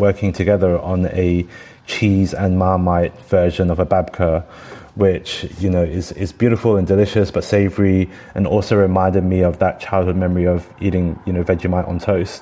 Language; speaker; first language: English; native; English